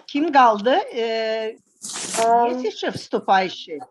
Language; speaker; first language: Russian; non-native, learner; Turkish